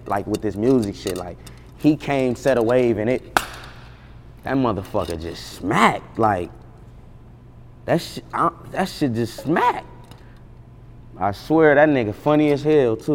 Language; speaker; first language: English; native; English